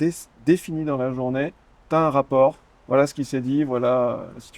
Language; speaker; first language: French; native; French